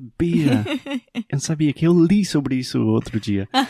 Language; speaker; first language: Portuguese; non-native, fluent; English